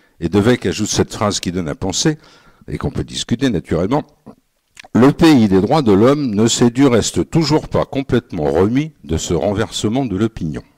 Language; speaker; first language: French; native; French